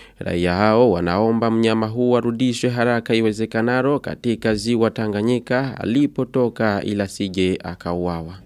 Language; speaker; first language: Swahili; non-native, local second language; Rundi